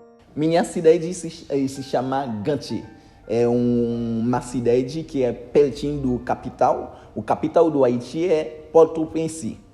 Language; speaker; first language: Portuguese; non-native, learner; Haitian Creole